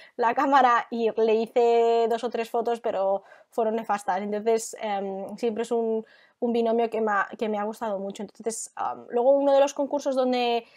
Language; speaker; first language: Spanish; native; Spanish